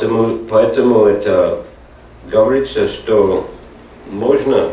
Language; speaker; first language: Russian; non-native, learner; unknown